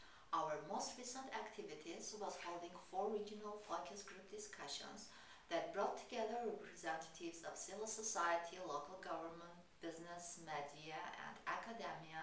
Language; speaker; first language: English; non-native, fluent; Armenian